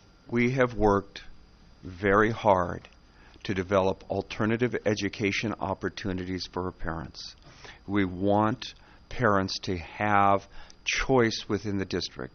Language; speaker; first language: English; native; English